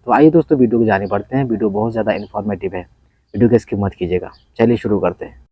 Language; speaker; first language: Hindi; native; Hindi